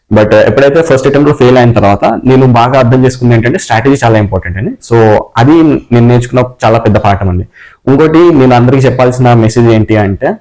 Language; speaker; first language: Telugu; native; Telugu